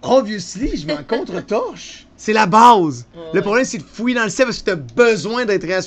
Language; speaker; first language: French; native; French